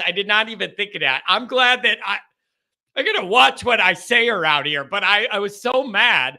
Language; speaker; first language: English; native; English